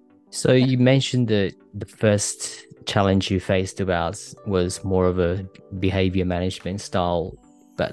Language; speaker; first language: English; non-native, fluent; Japanese